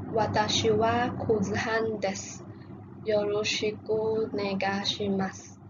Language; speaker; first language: Japanese; non-native, learner; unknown